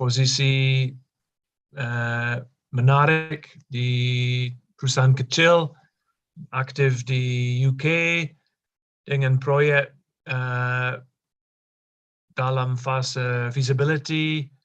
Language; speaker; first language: Indonesian; non-native, fluent; English